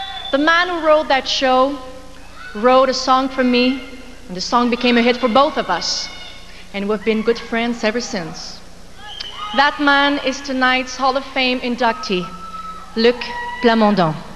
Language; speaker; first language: English; non-native, fluent; French